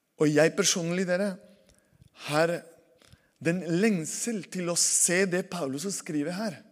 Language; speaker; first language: Norwegian; non-native, fluent; Spanish